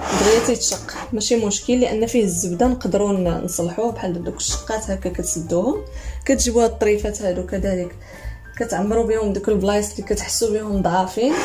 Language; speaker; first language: Arabic; native; Arabic